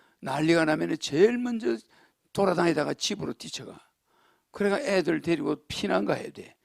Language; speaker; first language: Korean; native; Korean